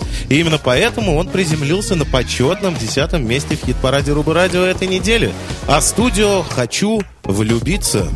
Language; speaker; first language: Russian; native; Russian